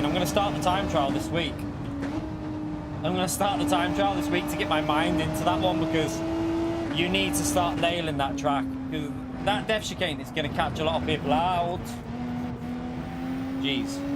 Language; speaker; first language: English; native; English